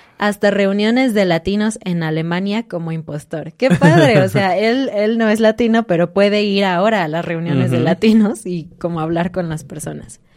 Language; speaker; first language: Spanish; native; Spanish